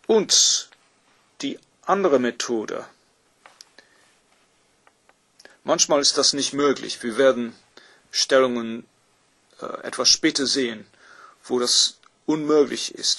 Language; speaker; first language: German; non-native, fluent; English